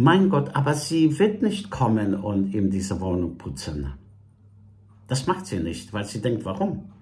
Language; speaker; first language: German; non-native, fluent; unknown